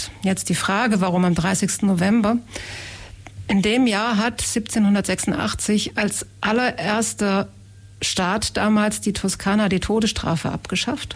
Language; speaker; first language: German; native; German